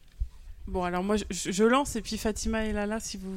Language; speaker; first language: French; native; French